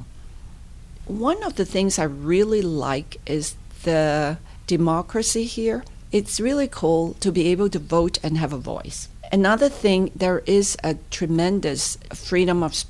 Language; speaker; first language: English; non-native, local second language; Cantonese